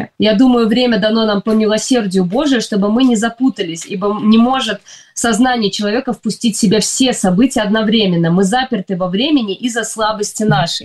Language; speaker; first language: Russian; native; Russian